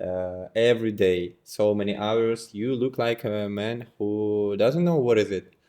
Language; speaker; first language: English; non-native, fluent; Russian